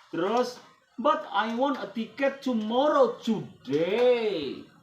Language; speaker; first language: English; non-native, learner; Indonesian